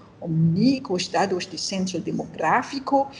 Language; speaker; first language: Portuguese; non-native, learner; French